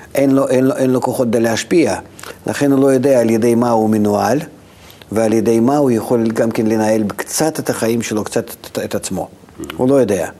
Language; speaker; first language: Hebrew; non-native, fluent; Russian